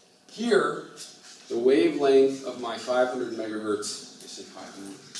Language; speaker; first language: English; native; English